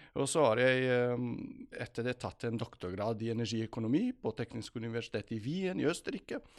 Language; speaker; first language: Norwegian; non-native, fluent; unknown